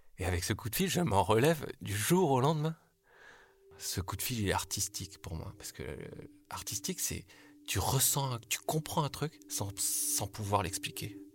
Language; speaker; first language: French; early bilingual, other home language; Korean